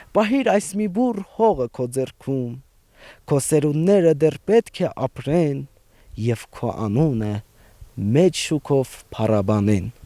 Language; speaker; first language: Armenian; native; Armenian